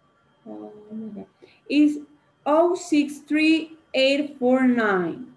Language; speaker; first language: English; non-native, learner; Spanish